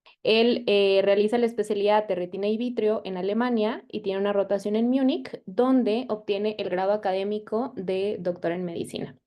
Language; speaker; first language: Spanish; native; Spanish